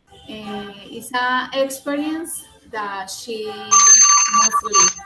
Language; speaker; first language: English; non-native, learner; Spanish